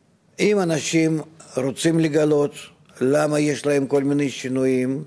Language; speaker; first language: Hebrew; non-native, fluent; Russian